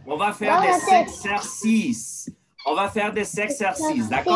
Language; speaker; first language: French; non-native, fluent; Spanish